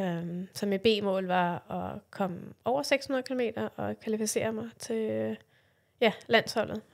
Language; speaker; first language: Danish; native; Danish